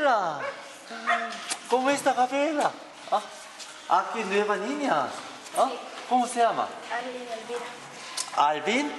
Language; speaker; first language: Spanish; non-native, learner; Korean